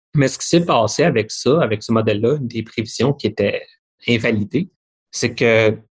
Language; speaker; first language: French; native; French